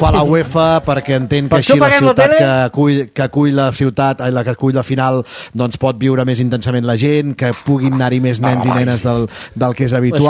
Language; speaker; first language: Catalan; native; Catalan